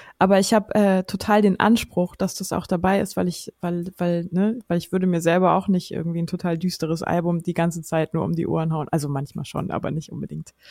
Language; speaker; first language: German; native; German